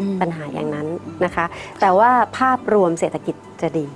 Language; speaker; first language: Thai; native; Thai